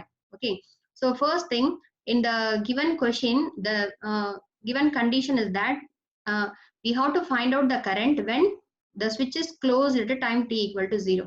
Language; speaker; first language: English; non-native, local second language; Tamil